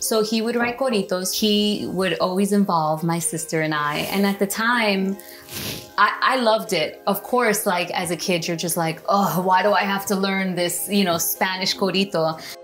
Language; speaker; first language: English; early bilingual, other home language; Spanish